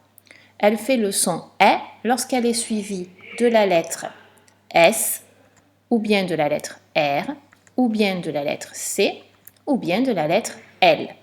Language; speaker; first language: French; native; French